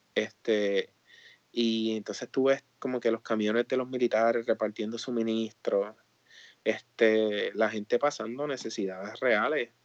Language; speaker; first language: Spanish; native; Spanish